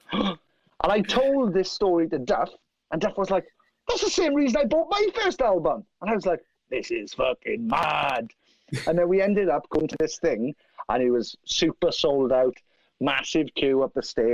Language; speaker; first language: English; native; English